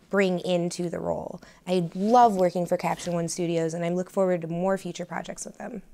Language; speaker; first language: English; native; English